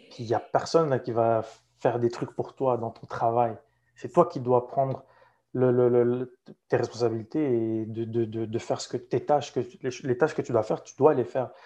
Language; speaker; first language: French; non-native, local second language; Arabic